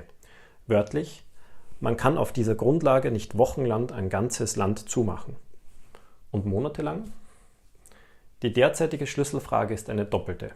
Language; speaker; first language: German; native; German